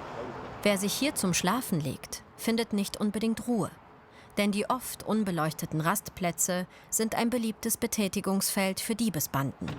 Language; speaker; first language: German; native; German